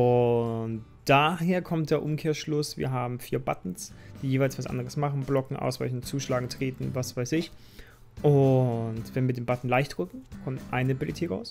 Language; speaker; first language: German; native; German